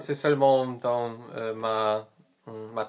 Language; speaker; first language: French; non-native, learner; Polish